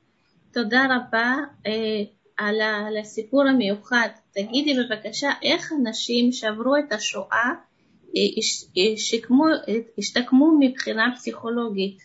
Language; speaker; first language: Hebrew; non-native, fluent; Russian